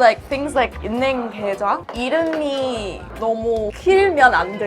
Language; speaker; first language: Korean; non-native, fluent; English